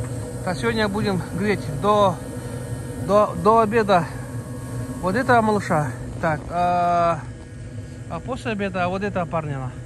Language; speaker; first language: Russian; native; Russian